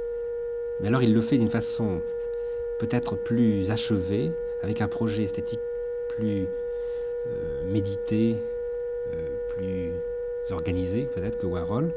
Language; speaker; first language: French; native; French